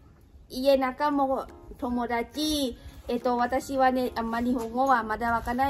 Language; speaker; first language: Japanese; non-native, learner; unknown